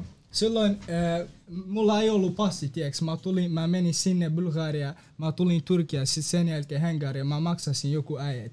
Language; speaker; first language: Finnish; non-native, learner; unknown